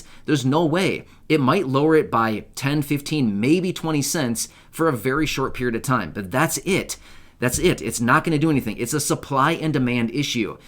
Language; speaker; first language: English; native; English